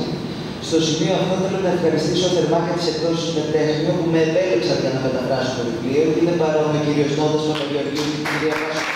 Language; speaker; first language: Greek; native; Greek